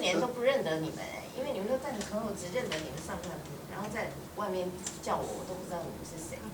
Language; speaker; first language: Chinese; native; Chinese